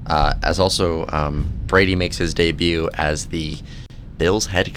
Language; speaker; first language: English; native; English